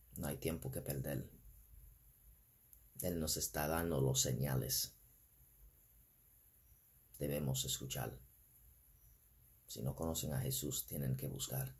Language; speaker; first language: Spanish; non-native, fluent; English